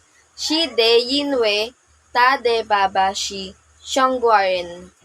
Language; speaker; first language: Chinese; non-native, learner; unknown